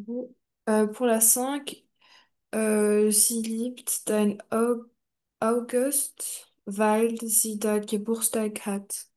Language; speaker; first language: German; non-native, learner; French